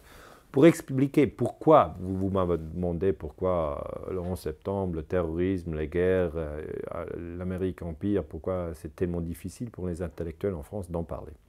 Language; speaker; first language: French; non-native, local second language; German